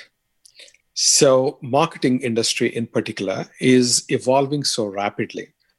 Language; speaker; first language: English; non-native, local second language; Tamil